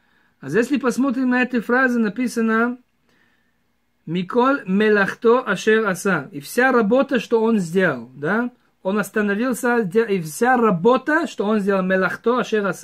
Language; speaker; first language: Russian; early bilingual, heritage; Hebrew